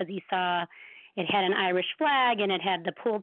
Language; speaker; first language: English; native; English